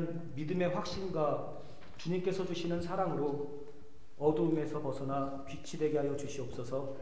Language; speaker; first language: Korean; native; Korean